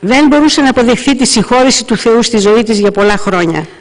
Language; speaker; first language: Greek; native; Greek